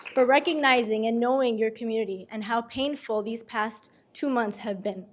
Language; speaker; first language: English; native; English